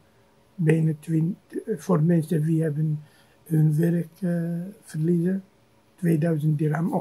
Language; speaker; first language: Dutch; non-native, fluent; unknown